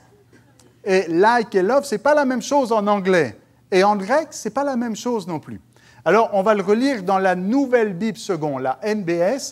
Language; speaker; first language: French; native; French